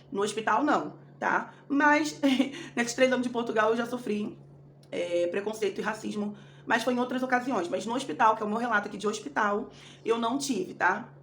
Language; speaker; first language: Portuguese; native; Portuguese